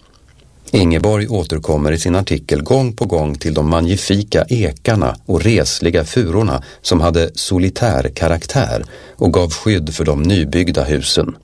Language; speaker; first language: Swedish; native; Swedish